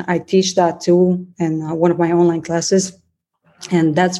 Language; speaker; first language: English; non-native, fluent; Portuguese